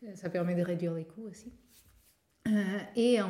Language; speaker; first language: French; non-native, fluent; Portuguese